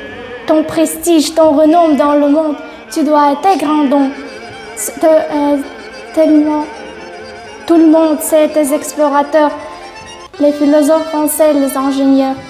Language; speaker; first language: French; non-native, learner; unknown